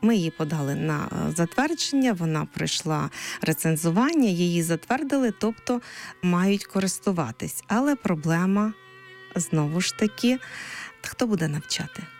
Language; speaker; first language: Ukrainian; native; Ukrainian